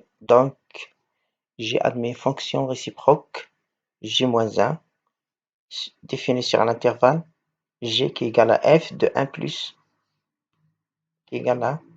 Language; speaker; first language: French; non-native, local second language; Arabic